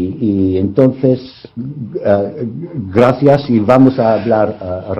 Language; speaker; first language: Spanish; non-native, fluent; English